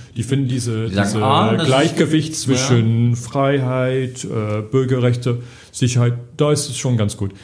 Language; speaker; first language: German; non-native, fluent; English